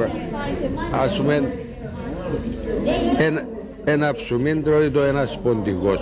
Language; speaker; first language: Greek; non-native, local second language; Turkish